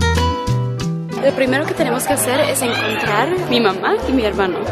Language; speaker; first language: Spanish; early bilingual, heritage; Spanish